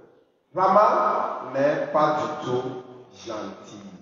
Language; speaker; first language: French; non-native, fluent; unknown